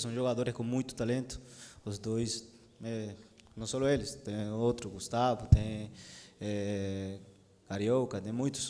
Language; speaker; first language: Portuguese; non-native, fluent; Spanish